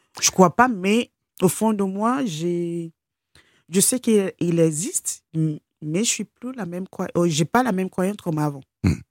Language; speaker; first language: French; non-native, fluent; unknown